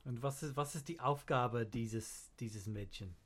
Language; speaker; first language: German; non-native, learner; English